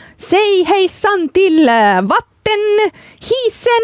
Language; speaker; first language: Swedish; non-native, local second language; Finnish